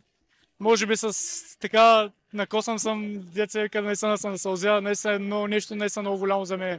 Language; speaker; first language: Bulgarian; native; Bulgarian